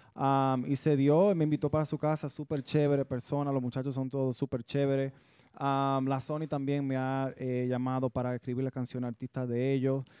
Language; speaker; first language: Spanish; early bilingual, heritage; Spanish